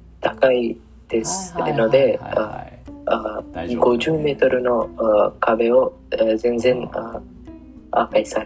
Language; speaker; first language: Japanese; non-native, learner; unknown